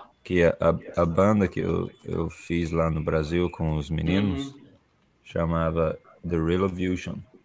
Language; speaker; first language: Portuguese; non-native, fluent; English